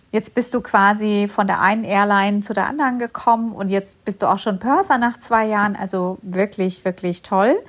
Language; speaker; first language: German; early bilingual, other home language; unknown